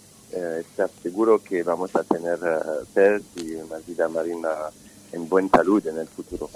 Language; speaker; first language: Spanish; non-native, fluent; French